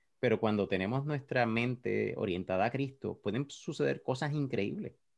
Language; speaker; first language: Spanish; native; Spanish